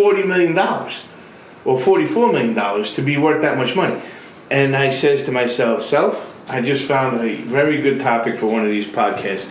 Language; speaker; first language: English; native; English